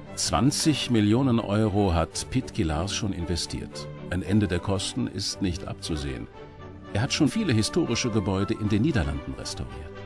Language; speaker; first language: German; native; German